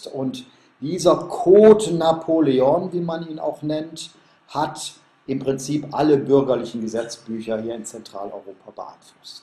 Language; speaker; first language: German; native; German